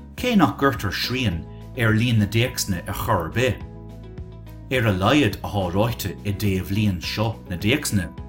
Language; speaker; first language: Irish; native; Irish